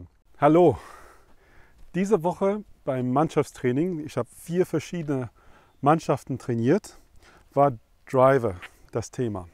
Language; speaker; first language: German; non-native, fluent; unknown